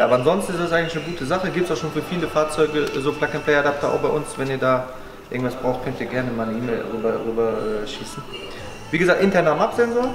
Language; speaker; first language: German; native; German